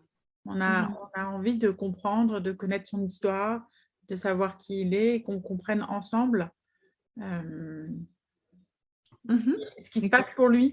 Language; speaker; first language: French; native; French